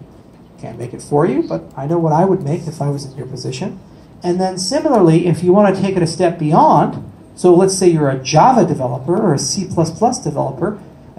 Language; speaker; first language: English; native; English